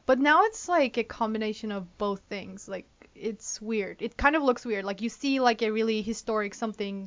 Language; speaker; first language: English; non-native, fluent; Turkish